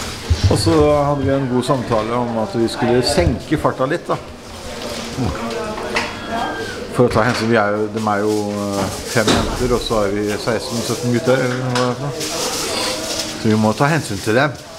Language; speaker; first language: Norwegian; native; Norwegian